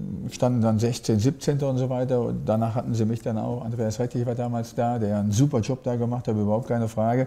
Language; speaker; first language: German; native; German